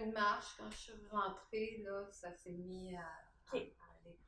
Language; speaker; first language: French; native; French